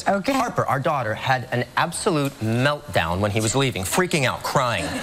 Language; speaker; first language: English; native; English